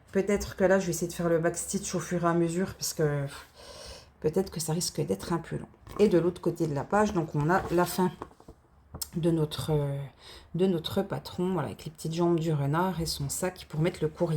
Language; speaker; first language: French; native; French